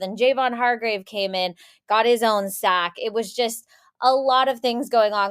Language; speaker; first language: English; native; English